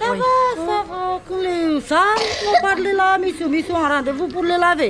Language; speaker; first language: French; non-native, learner; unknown